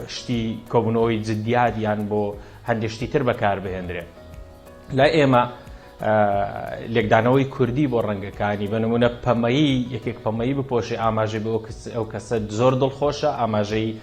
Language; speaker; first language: Central Kurdish; native; Central Kurdish